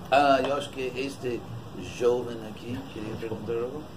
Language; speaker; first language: Portuguese; non-native, fluent; English